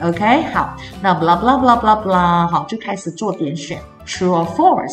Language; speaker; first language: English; non-native, fluent; Chinese